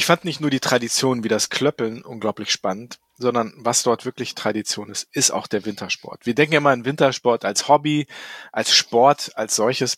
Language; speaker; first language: German; native; German